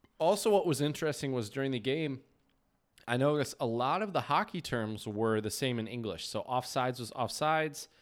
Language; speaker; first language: English; native; English